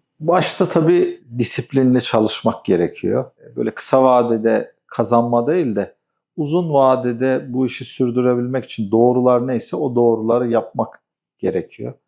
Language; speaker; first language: Turkish; native; Turkish